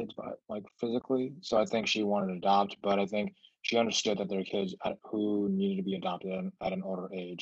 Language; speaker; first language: English; early bilingual, other home language; Chinese